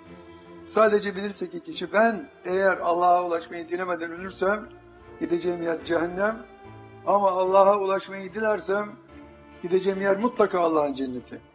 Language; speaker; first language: Turkish; native; Turkish